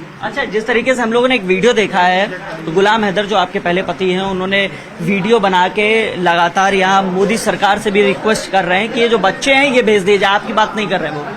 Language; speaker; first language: Hindi; native; Hindi